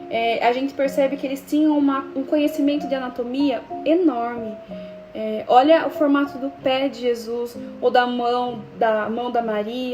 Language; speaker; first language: Portuguese; native; Portuguese